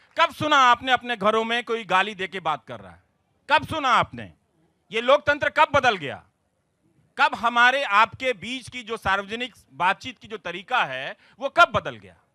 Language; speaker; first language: Hindi; non-native, local second language; Bhojpuri